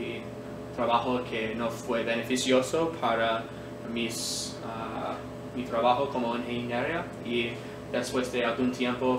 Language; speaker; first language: Spanish; non-native, learner; English